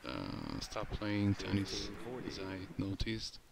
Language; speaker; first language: English; non-native, learner; Hungarian